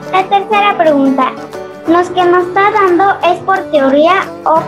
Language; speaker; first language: Spanish; native; Spanish